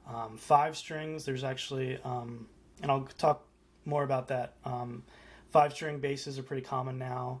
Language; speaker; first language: English; native; English